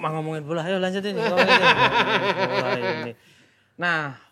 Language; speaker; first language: Indonesian; native; Indonesian